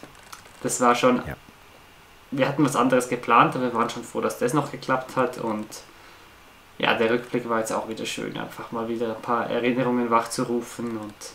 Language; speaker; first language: German; native; German